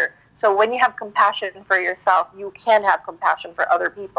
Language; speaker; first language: English; non-native, local second language; Filipino